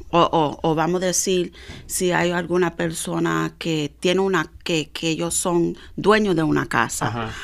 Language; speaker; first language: Spanish; early bilingual, heritage; Spanish